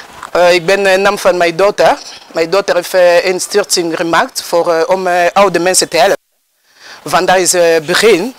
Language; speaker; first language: Dutch; non-native, learner; Lingala